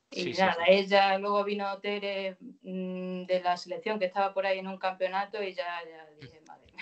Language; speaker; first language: Spanish; native; Spanish